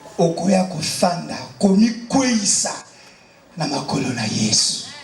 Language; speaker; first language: Lingala; non-native, local second language; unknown